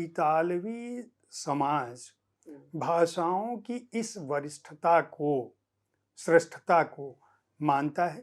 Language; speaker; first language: Hindi; native; Hindi